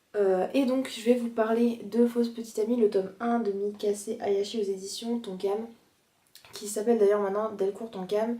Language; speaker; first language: French; native; French